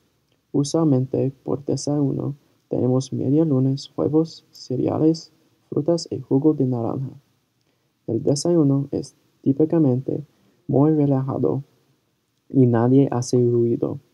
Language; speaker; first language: Spanish; early bilingual, heritage; Spanish